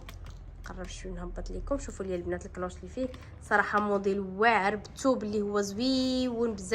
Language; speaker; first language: Arabic; native; Arabic